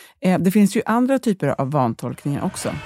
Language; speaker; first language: Swedish; native; Swedish